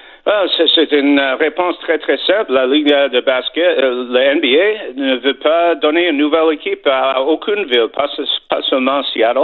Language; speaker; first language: French; non-native, fluent; English